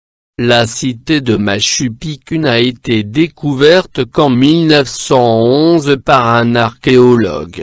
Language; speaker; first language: French; non-native, local second language; Arabic